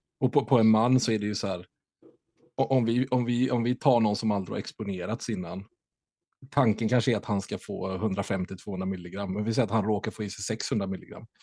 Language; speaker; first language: Swedish; native; Swedish